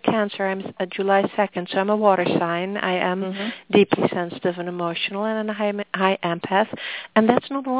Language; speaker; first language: English; non-native, fluent; Dutch